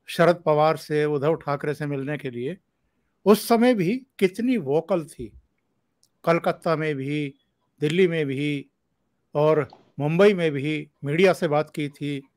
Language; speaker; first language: Hindi; native; Hindi